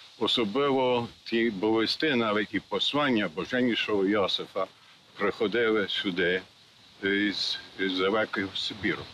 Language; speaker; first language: Ukrainian; early bilingual, heritage; Ukrainian